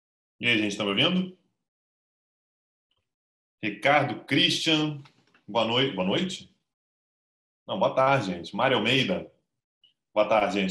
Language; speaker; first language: Portuguese; native; Portuguese